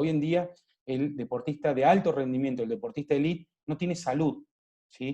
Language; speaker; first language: Spanish; native; Spanish